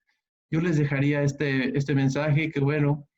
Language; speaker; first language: Spanish; native; Spanish